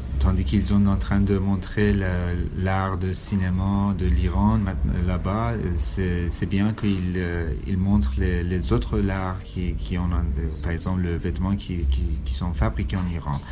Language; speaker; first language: French; non-native, learner; Persian